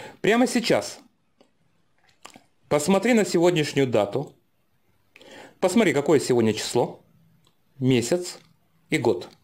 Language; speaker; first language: Russian; native; Russian